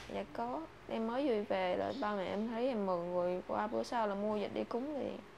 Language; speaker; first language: Vietnamese; native; Vietnamese